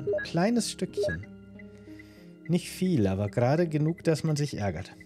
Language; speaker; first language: German; native; German